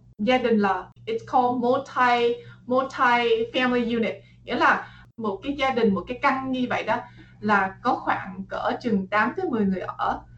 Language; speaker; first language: Vietnamese; early bilingual, heritage; Vietnamese